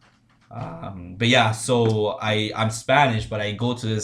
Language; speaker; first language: English; non-native, fluent; Spanish